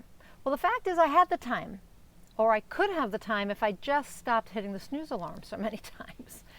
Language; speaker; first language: English; native; English